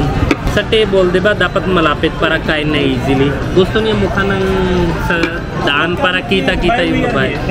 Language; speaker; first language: Filipino; non-native, learner; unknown